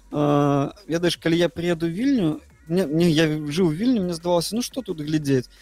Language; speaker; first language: Belarusian; non-native, local second language; Russian